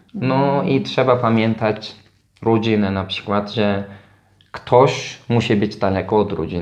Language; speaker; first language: Polish; non-native, learner; Turkish